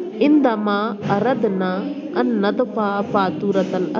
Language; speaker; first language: Arabic; non-native, fluent; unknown